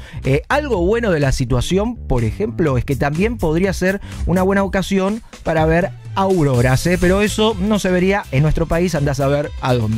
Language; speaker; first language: Spanish; native; Spanish